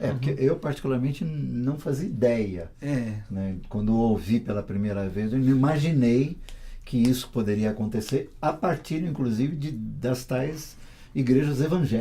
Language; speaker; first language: Portuguese; native; Portuguese